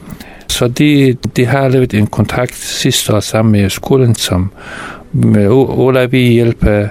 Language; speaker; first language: Danish; non-native, fluent; Persian